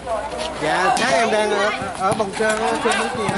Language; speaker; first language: Vietnamese; native; Vietnamese